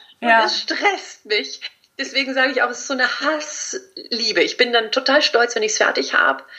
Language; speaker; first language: German; early bilingual, other home language; Spanish